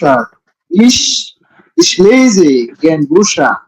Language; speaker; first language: German; non-native, learner; Bangla